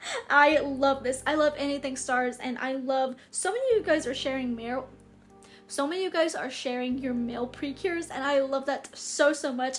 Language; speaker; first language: English; native; English